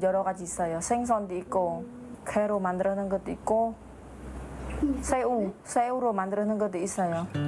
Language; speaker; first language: Korean; non-native, learner; Khmer